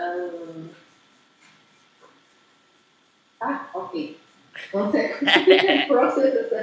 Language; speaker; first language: English; non-native, learner; Portuguese